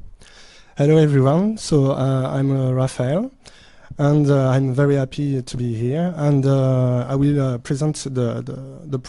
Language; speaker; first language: English; non-native, fluent; French